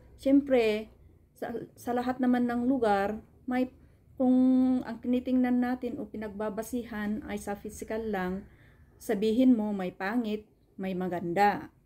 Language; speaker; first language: Filipino; non-native, local second language; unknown